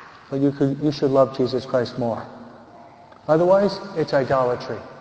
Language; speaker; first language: English; native; English